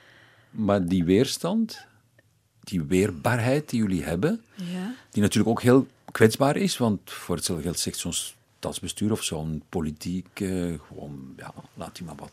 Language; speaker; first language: Dutch; native; Dutch